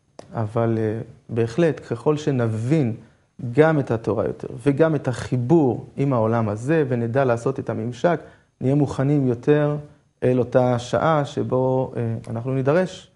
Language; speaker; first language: Hebrew; native; Hebrew